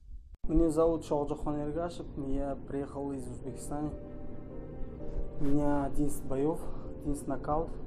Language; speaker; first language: Russian; non-native, local second language; Uzbek